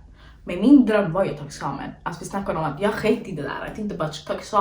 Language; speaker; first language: Swedish; early bilingual, other home language; Somali